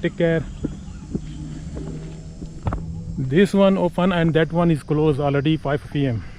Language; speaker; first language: English; non-native, learner; Urdu